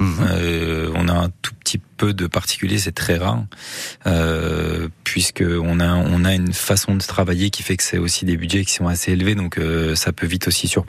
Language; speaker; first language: French; native; French